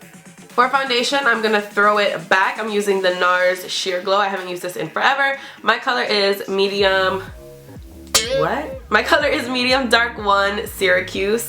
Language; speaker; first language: English; native; English